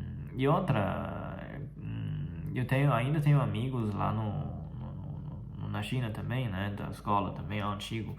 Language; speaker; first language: Portuguese; non-native, fluent; Chinese